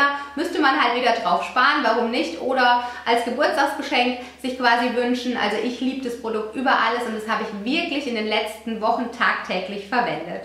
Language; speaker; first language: German; native; German